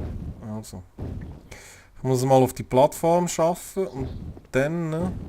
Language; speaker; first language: German; native; German